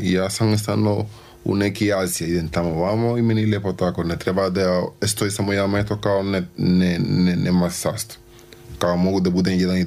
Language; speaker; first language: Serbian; non-native, learner; Spanish